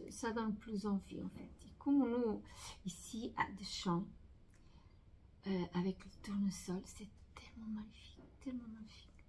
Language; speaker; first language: French; non-native, fluent; Portuguese